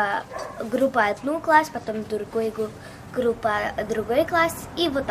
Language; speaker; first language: Russian; early bilingual, heritage; Russian